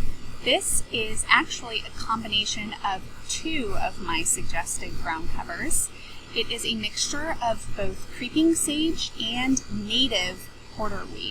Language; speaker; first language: English; native; English